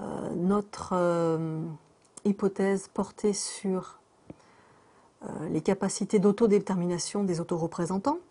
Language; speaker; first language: French; native; French